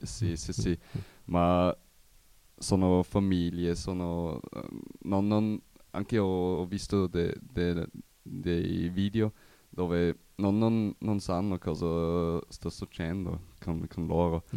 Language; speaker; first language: Italian; non-native, learner; German